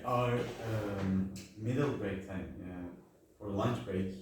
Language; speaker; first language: English; non-native, learner; Turkish